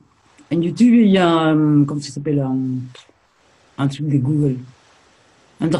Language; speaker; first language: French; native; French